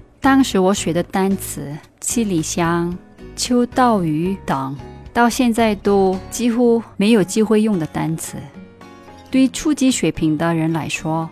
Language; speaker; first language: Chinese; non-native, fluent; Korean